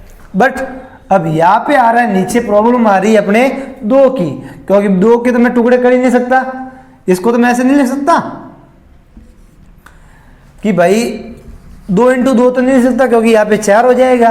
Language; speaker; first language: Hindi; native; Hindi